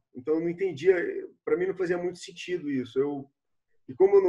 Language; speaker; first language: Portuguese; native; Portuguese